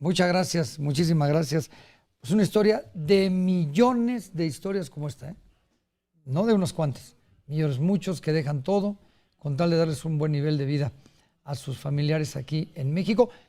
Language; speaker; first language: Spanish; native; Spanish